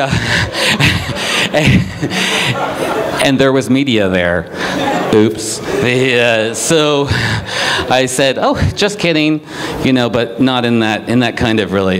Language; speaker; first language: English; native; English